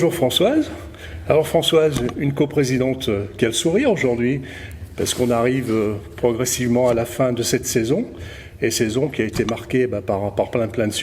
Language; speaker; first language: French; native; French